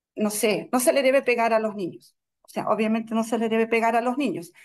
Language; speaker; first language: Spanish; non-native, fluent; Russian